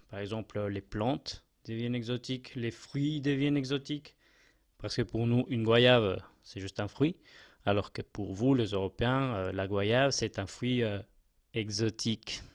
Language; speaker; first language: French; non-native, fluent; Spanish